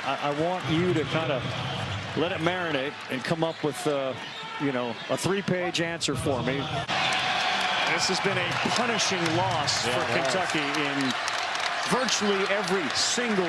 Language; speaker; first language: English; native; English